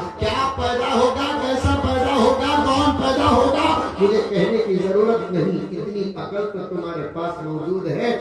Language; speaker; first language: Urdu; native; Urdu